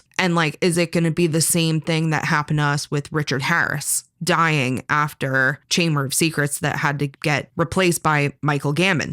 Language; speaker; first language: English; native; English